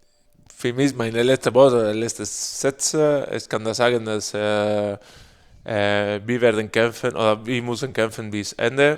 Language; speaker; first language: German; non-native, learner; Spanish